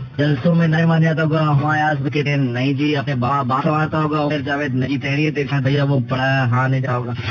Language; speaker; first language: Urdu; native; Urdu